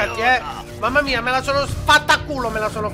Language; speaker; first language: Italian; native; Italian